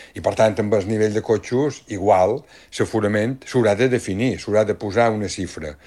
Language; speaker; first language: Catalan; native; Catalan